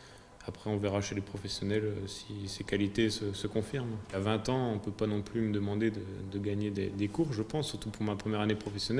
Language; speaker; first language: French; native; French